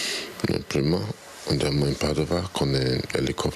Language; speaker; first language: Italian; non-native, learner; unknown